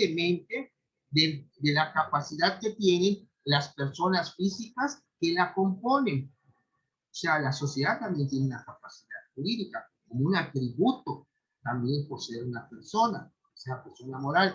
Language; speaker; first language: Spanish; native; Spanish